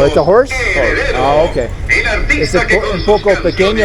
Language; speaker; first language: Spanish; non-native, learner; English